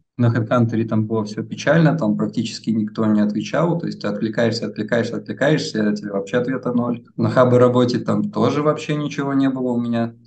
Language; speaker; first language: Russian; native; Russian